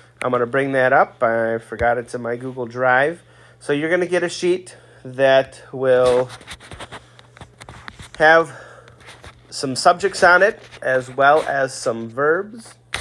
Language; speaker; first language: English; native; English